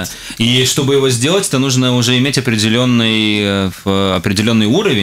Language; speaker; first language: Russian; native; Russian